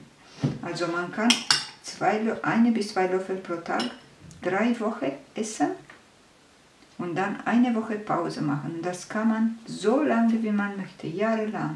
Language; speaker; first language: German; non-native, fluent; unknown